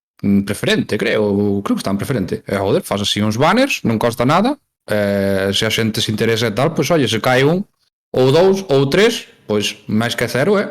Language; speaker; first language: Galician; native; Galician